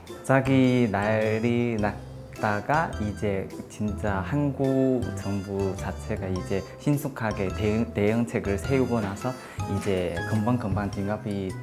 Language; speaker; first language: Korean; non-native, fluent; Chinese